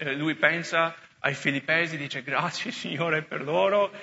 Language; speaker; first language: Italian; non-native, fluent; English